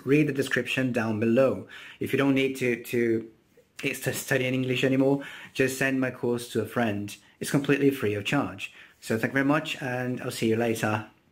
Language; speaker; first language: English; non-native, fluent; Portuguese